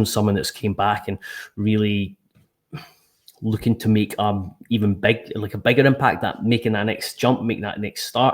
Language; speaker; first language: English; native; English